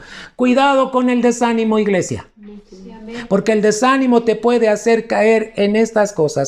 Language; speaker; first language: Spanish; native; Spanish